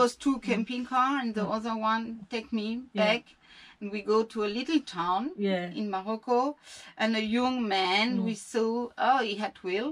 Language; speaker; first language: English; non-native, learner; French